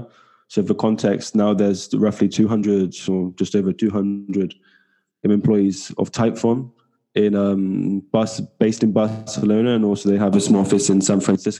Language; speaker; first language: English; native; English